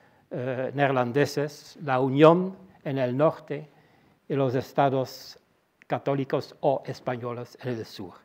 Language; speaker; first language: Spanish; non-native, fluent; Dutch